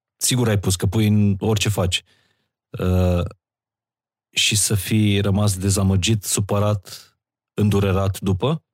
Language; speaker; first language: Romanian; native; Romanian